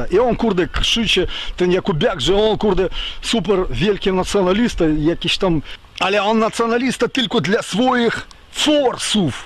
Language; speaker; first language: Polish; non-native, fluent; Ukrainian